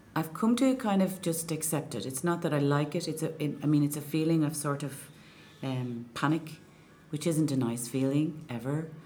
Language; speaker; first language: English; native; English